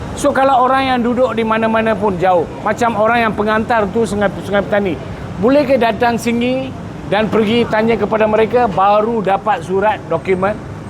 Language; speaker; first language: Malay; non-native, local second language; Tamil